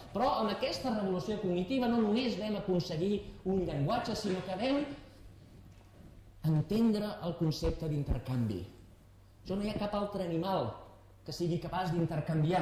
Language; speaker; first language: Catalan; native; Catalan